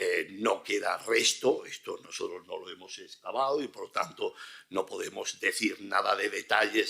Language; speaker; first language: Spanish; native; Spanish